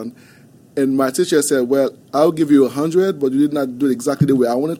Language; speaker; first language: English; non-native, fluent; Haitian Creole